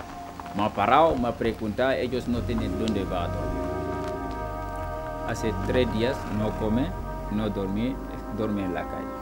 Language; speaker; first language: Spanish; non-native, local second language; Wolof